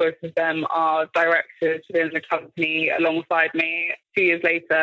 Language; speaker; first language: English; native; English